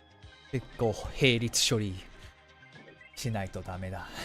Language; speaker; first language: Japanese; non-native, learner; English